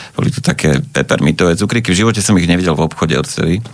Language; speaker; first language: Slovak; native; Slovak